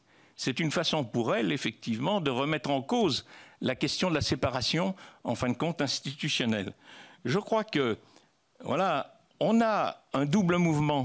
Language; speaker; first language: French; native; French